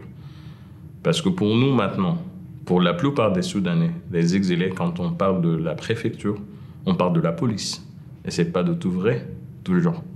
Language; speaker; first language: French; non-native, fluent; Arabic